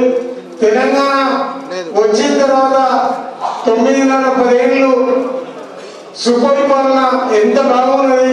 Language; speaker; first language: Telugu; native; Telugu